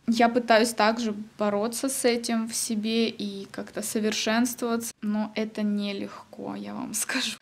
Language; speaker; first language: Russian; native; Russian